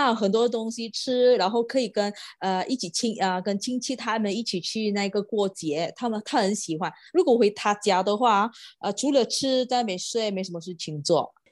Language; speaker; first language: Chinese; non-native, local second language; Malay